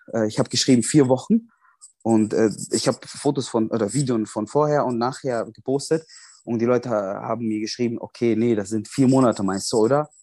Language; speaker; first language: German; non-native, fluent; Arabic